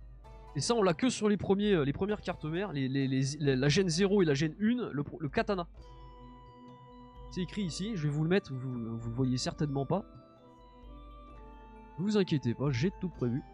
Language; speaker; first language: French; native; French